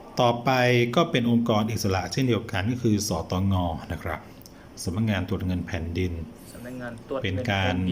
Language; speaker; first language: Thai; native; Thai